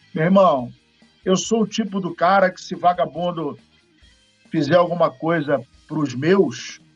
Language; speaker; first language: Portuguese; native; Portuguese